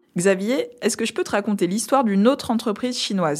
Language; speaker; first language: French; native; French